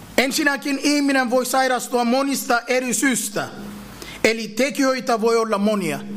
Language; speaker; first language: Finnish; non-native, fluent; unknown